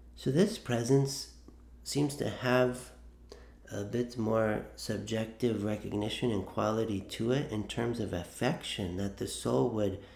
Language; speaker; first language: English; native; English